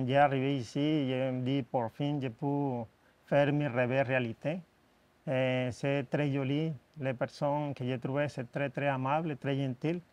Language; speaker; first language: French; non-native, learner; Spanish